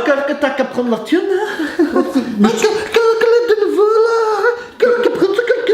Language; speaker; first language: French; native; French